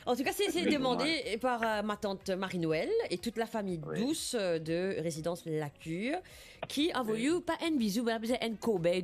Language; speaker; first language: French; non-native, local second language; Morisyen